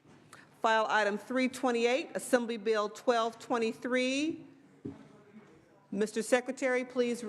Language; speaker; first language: English; native; English